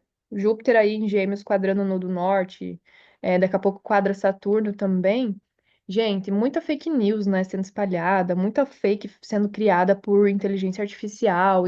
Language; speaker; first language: Portuguese; native; Portuguese